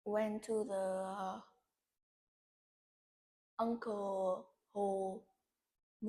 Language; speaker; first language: English; non-native, learner; Vietnamese